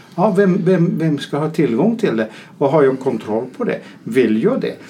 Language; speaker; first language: Swedish; non-native, fluent; Dutch